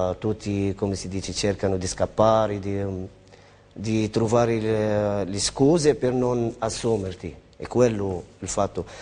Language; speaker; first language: Italian; non-native, fluent; Arabic